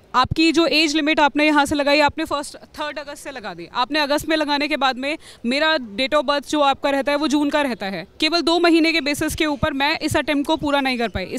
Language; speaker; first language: Hindi; native; Hindi